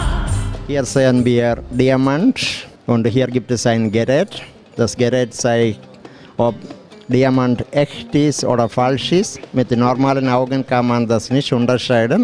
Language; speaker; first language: German; non-native, learner; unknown